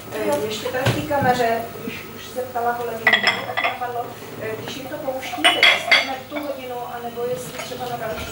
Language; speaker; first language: Czech; native; Czech